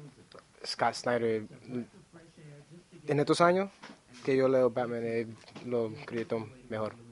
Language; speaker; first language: Spanish; early bilingual, heritage; Spanish